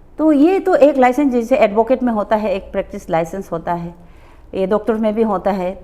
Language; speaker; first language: Hindi; non-native, local second language; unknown